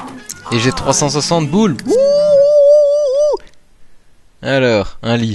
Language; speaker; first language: French; native; French